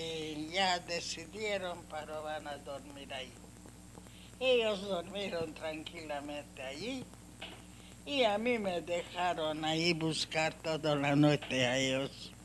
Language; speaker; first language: Spanish; non-native, learner; Hungarian